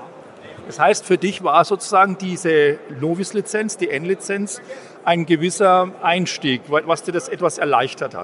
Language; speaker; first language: German; native; German